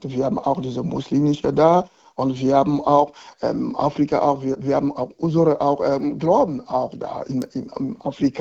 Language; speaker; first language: German; non-native, learner; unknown